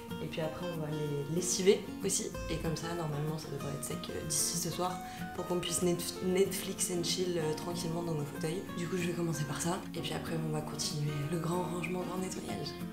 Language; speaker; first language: French; native; French